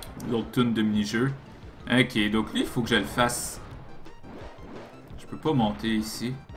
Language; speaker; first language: French; native; French